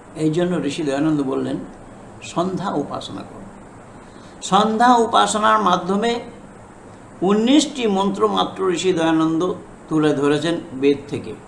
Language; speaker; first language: Bangla; non-native, fluent; Hindi